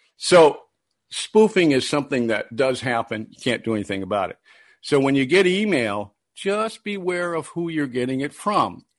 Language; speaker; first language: English; native; English